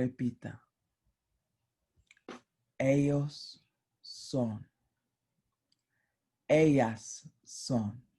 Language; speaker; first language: Spanish; non-native, fluent; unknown